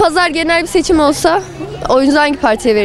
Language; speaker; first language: Turkish; native; Turkish